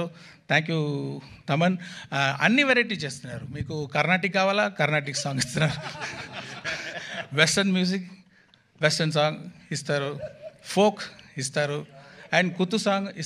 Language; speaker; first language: Telugu; non-native, local second language; Tamil